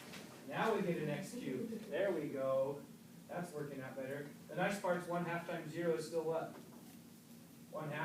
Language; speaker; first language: English; native; English